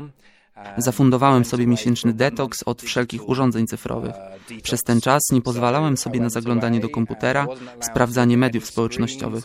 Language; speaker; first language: Polish; native; Polish